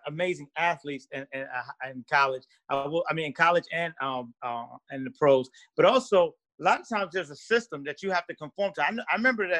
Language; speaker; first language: English; native; English